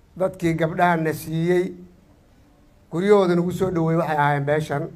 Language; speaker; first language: Somali; non-native, fluent; Oromo